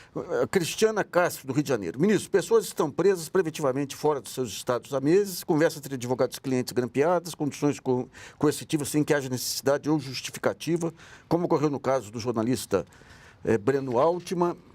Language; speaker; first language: Portuguese; native; Portuguese